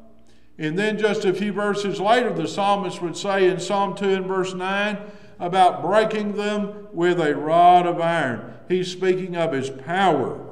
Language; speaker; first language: English; native; English